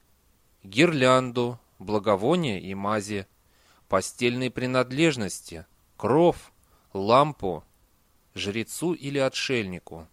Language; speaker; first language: Russian; native; Russian